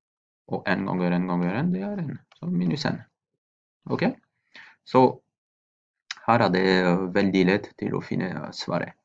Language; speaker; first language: Norwegian; non-native, fluent; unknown